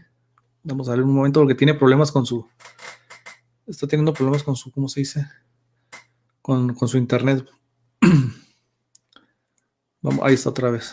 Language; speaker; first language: Spanish; native; Spanish